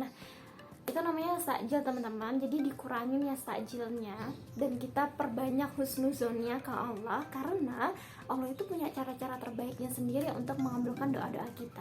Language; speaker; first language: Indonesian; native; Indonesian